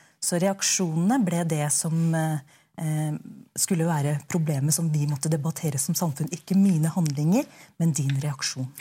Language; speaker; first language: Norwegian; early bilingual, other home language; Urdu